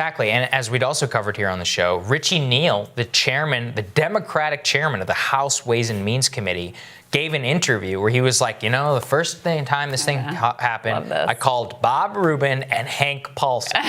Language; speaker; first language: English; native; English